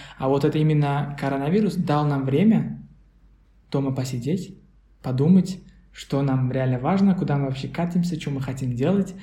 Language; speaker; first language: Russian; non-native, local second language; Uzbek